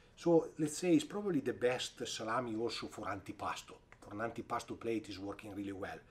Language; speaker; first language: English; non-native, fluent; Italian